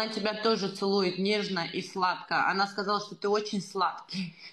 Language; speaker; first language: Russian; native; Russian